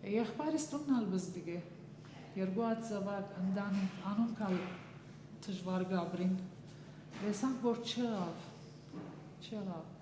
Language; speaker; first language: Armenian; early bilingual, heritage; Armenian